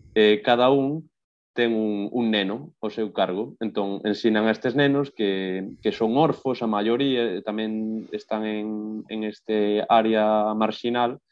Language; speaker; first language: Galician; non-native, local second language; Spanish